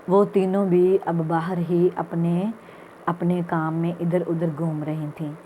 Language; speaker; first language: Hindi; non-native, local second language; Punjabi